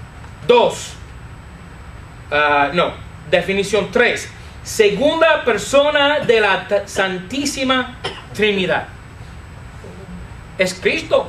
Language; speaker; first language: Spanish; non-native, fluent; English